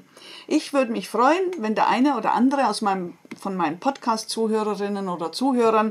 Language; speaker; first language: German; native; German